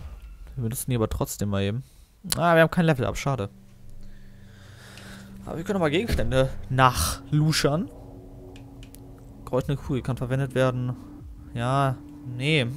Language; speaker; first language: German; native; German